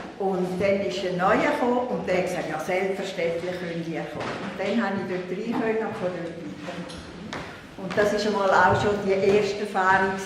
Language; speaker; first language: German; native; German